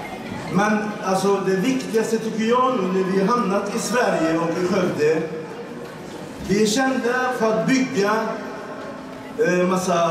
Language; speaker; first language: Swedish; non-native, fluent; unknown